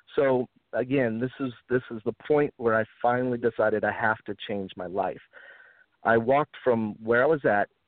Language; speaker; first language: English; early bilingual, other home language; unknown